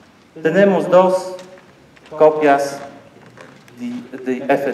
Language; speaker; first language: Spanish; non-native, learner; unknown